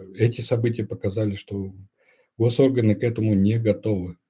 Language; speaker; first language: Russian; non-native, local second language; Kyrgyz